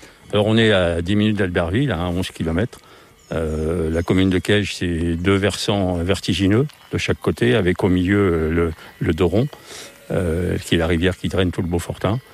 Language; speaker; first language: French; native; French